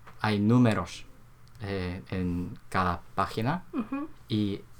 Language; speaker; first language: Spanish; non-native, learner; Korean